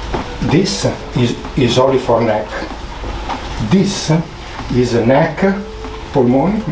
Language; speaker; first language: English; non-native, learner; Italian